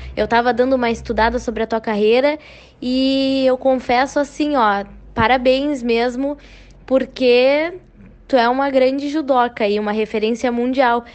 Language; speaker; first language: Portuguese; native; Portuguese